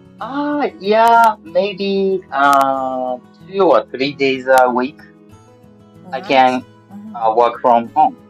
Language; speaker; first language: English; non-native, learner; Japanese